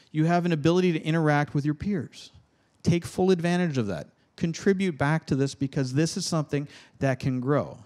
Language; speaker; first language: English; native; English